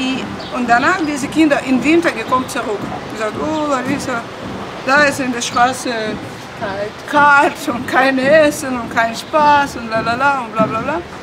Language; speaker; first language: German; non-native, learner; Russian